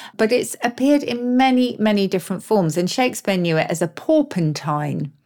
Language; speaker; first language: English; native; English